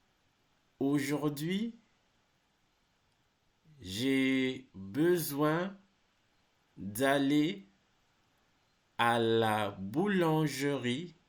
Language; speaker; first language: French; non-native, fluent; English